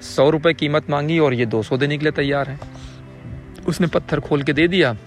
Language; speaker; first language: Hindi; native; Hindi